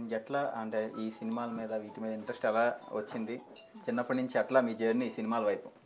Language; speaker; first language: Telugu; native; Telugu